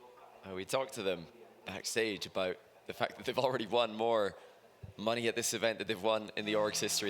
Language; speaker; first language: English; native; English